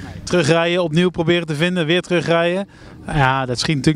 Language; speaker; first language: Dutch; native; Dutch